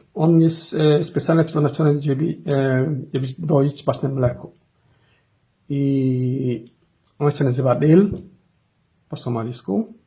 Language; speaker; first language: Polish; non-native, fluent; Somali